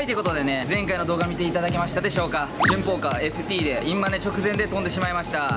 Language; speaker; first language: Japanese; native; Japanese